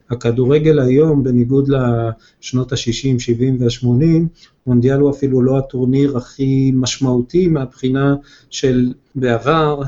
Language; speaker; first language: Hebrew; native; Hebrew